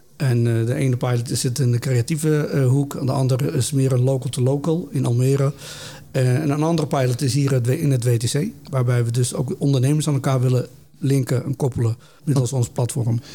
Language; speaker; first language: Dutch; native; Dutch